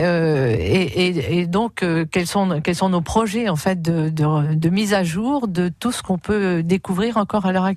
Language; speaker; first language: French; native; French